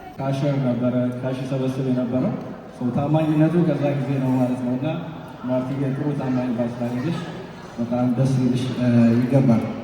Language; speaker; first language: Amharic; early bilingual, heritage; Amharic